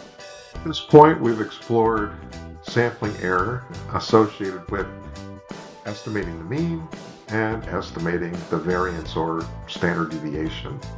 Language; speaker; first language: English; native; English